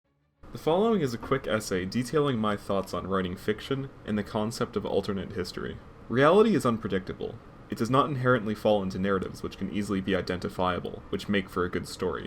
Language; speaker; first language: English; native; English